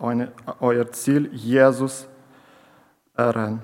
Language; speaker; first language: German; non-native, learner; Ukrainian